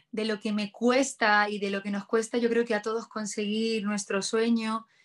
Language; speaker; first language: Spanish; native; Spanish